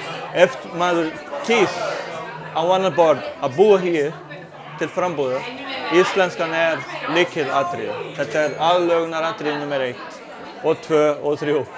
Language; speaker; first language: Icelandic; non-native, fluent; Portuguese